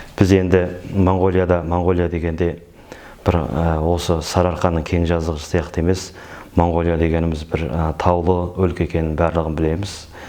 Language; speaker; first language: Kazakh; early bilingual, heritage; Kazakh